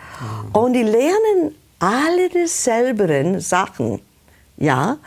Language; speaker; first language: German; non-native, fluent; English